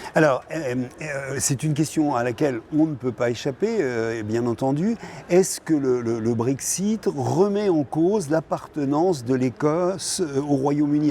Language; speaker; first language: French; native; French